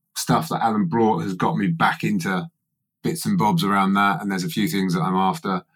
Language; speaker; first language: English; native; English